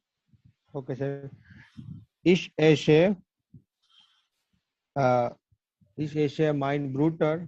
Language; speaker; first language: German; non-native, learner; Gujarati